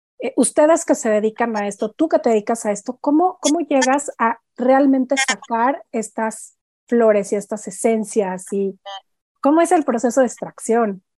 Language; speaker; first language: Spanish; native; Spanish